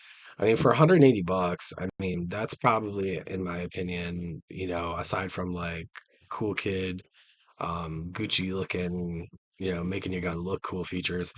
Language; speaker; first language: English; native; English